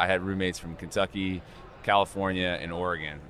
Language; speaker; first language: English; native; English